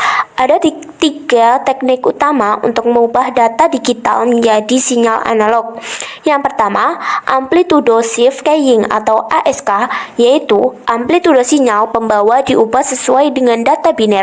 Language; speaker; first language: Indonesian; native; Indonesian